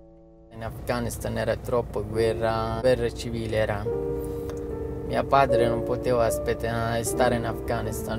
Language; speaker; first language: Italian; non-native, learner; Persian